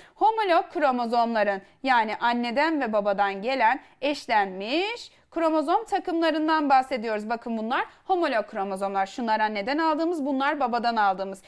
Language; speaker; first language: Turkish; native; Turkish